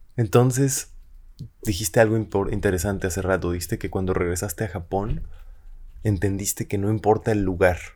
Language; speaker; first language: Spanish; native; Spanish